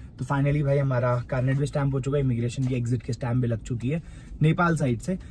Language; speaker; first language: Hindi; native; Hindi